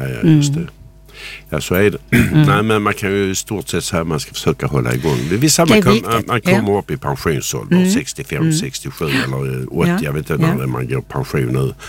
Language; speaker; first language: Swedish; native; Swedish